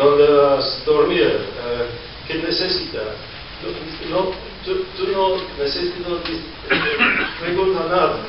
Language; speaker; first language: Spanish; non-native, learner; English